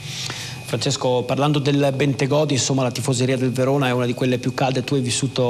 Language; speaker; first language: Italian; native; Italian